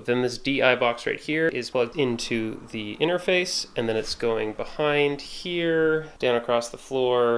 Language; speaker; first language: English; native; English